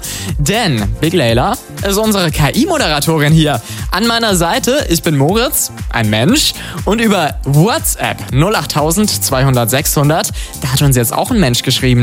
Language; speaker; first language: German; native; German